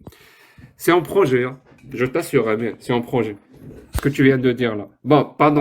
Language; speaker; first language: French; native; French